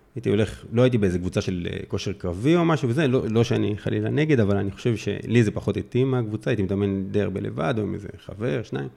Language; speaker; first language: Hebrew; native; Hebrew